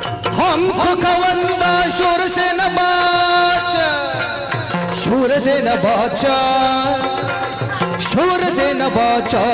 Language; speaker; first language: Hindi; non-native, local second language; Kannada